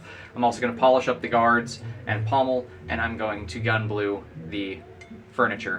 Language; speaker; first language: English; native; English